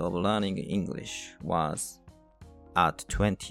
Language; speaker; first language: English; non-native, fluent; Japanese